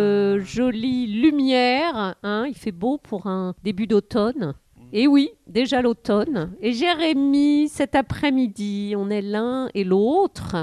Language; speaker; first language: French; native; French